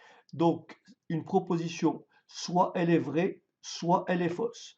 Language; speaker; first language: French; native; French